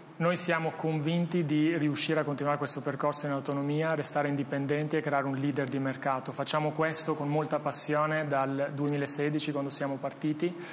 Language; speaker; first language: Italian; non-native, fluent; Albanian